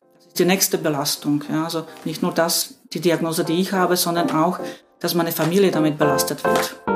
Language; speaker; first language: German; non-native, fluent; Slovak